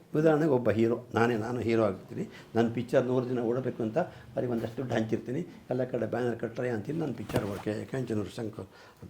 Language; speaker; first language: Kannada; native; Kannada